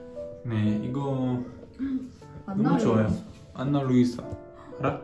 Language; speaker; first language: Korean; non-native, learner; Polish